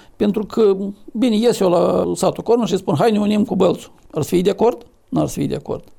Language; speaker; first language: Romanian; native; Romanian